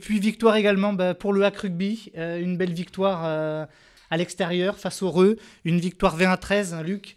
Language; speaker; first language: French; native; French